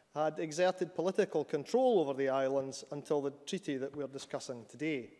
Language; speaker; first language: English; native; English